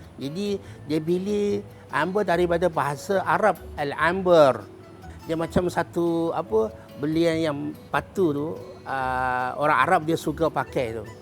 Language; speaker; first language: Malay; non-native, fluent; Chinese